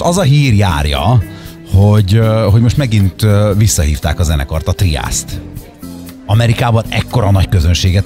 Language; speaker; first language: Hungarian; native; Hungarian